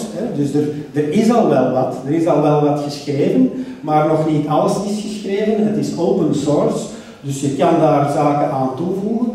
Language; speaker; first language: Dutch; native; Dutch